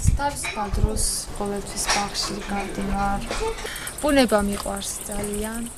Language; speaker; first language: Georgian; non-native, local second language; Azerbaijani